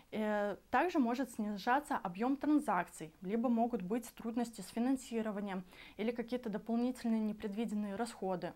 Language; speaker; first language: Russian; native; Russian